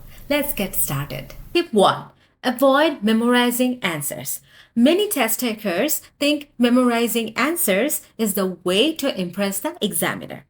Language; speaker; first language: English; non-native, fluent; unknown